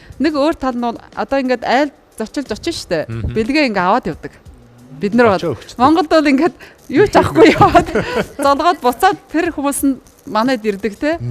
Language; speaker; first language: Mongolian; native; Mongolian